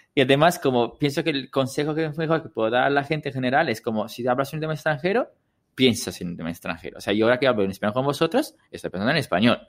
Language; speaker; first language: Spanish; non-native, fluent; Italian